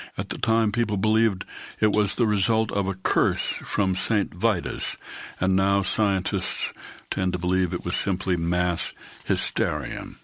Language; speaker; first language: English; native; English